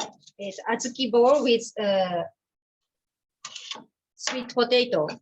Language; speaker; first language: English; non-native, learner; Japanese